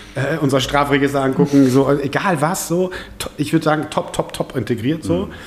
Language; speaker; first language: German; native; German